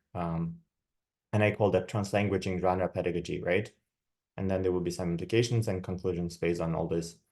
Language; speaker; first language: English; non-native, fluent; Kazakh